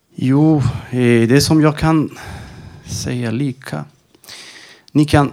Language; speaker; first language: Swedish; non-native, fluent; Persian